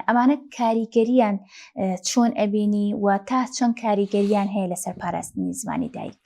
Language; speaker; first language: Central Kurdish; native; Central Kurdish